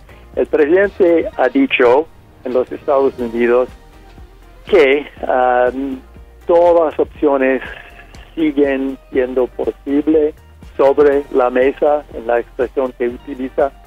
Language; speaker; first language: Spanish; non-native, fluent; English